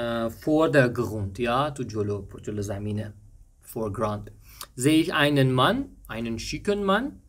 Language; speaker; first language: German; non-native, learner; Persian